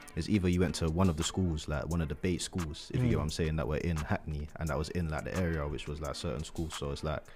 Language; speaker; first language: English; native; English